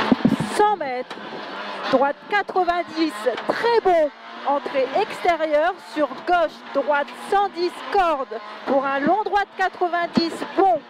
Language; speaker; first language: French; native; French